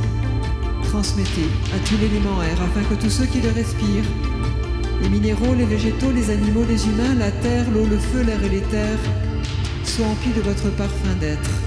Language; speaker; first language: French; native; French